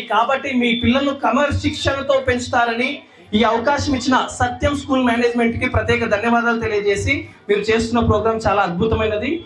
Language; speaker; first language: Telugu; native; Telugu